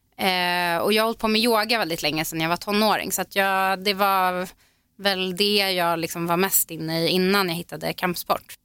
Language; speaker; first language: Swedish; native; Swedish